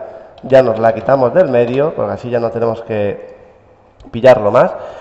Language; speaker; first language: Spanish; native; Spanish